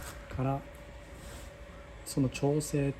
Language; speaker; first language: Japanese; native; Japanese